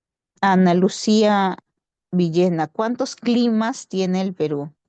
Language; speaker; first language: Spanish; native; Spanish